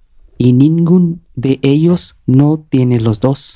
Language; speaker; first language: Spanish; non-native, learner; Bangla